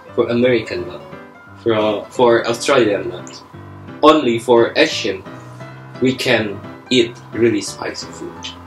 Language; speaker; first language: English; non-native, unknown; Indonesian